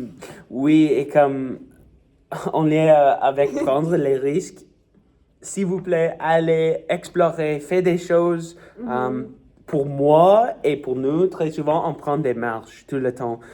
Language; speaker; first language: French; non-native, local second language; English